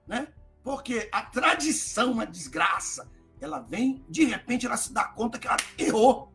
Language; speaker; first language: Portuguese; native; Portuguese